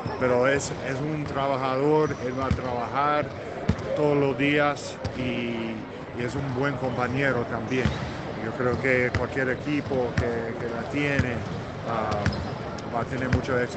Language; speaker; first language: Spanish; early bilingual, heritage; English